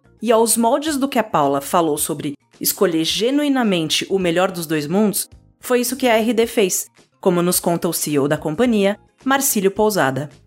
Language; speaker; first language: Portuguese; native; Portuguese